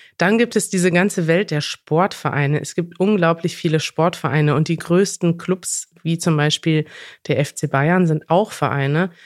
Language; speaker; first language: German; native; German